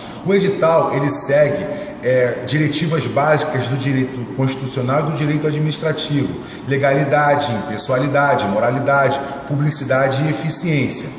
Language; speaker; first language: Portuguese; native; Portuguese